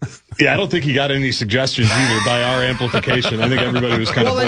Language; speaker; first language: English; native; English